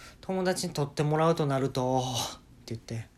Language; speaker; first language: Japanese; native; Japanese